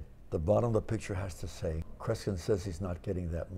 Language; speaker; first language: English; native; English